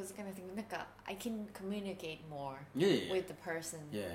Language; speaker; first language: English; non-native, learner; Japanese